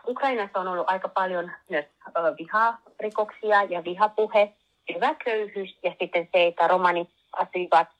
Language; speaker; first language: Finnish; non-native, learner; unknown